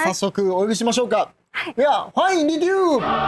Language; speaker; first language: Japanese; native; Japanese